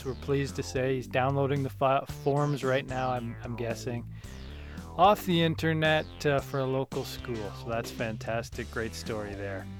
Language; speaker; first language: English; native; English